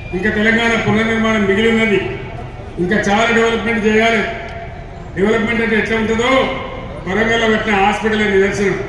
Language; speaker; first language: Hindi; non-native, local second language; Telugu